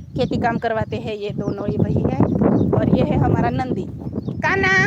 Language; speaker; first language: Hindi; non-native, local second language; Gujarati